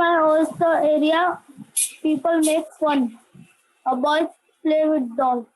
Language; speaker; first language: English; non-native, learner; Hindi